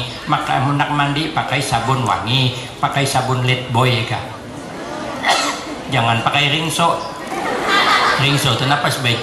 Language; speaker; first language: Indonesian; non-native, local second language; Banjar